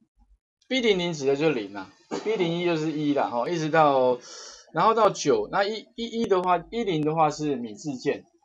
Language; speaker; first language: Chinese; native; Chinese